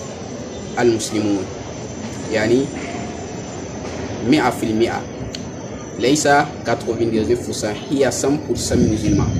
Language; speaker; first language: Arabic; non-native, learner; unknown